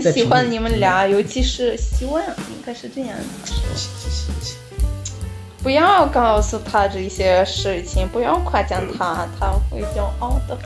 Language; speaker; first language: Chinese; non-native, fluent; Ukrainian